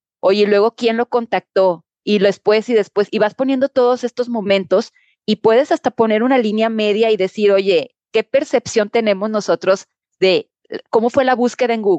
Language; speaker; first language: Spanish; native; Spanish